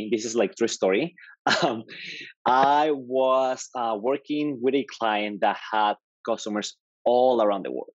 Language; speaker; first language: English; non-native, fluent; Spanish